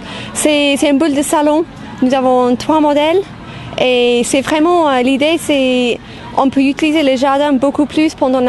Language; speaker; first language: French; non-native, fluent; English